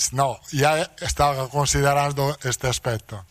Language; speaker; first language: Portuguese; non-native, learner; Italian